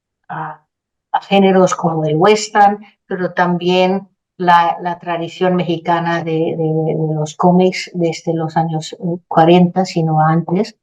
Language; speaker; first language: Spanish; non-native, fluent; Danish